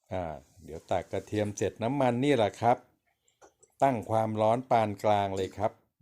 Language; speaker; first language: Thai; native; Thai